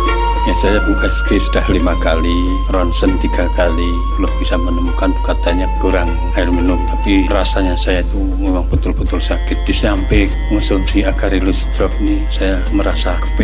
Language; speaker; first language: Indonesian; non-native, local second language; Javanese